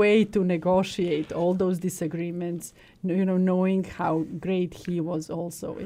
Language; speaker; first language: English; non-native, fluent; Serbian